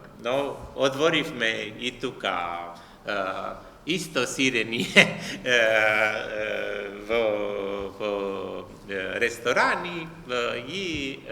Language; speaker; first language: Macedonian; non-native, learner; Romanian